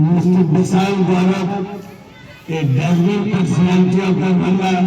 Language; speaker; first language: English; non-native, local second language; Hindi